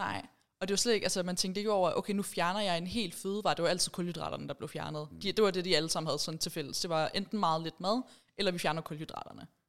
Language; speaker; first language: Danish; early bilingual, other home language; Persian